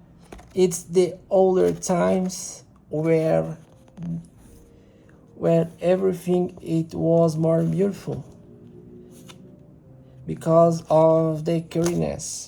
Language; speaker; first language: English; non-native, learner; Portuguese